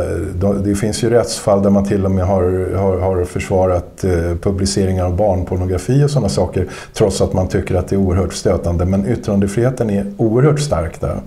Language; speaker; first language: Swedish; native; Swedish